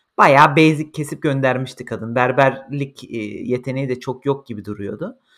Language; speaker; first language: Turkish; native; Turkish